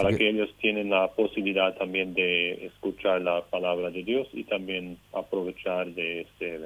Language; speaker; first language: Spanish; non-native, local second language; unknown